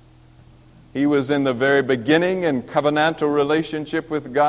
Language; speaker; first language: English; native; English